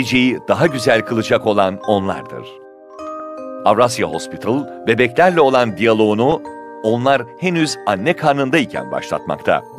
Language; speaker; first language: Turkish; native; Turkish